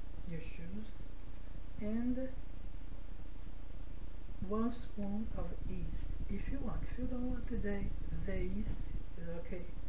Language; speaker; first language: English; non-native, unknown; Portuguese